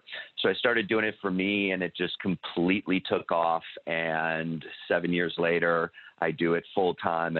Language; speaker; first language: English; native; English